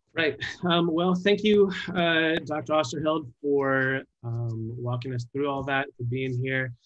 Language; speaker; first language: English; native; English